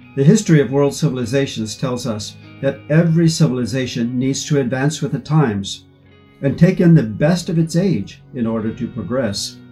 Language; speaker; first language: English; native; English